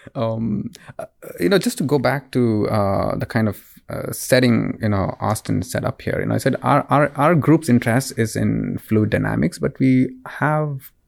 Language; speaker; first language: English; non-native, local second language; Kannada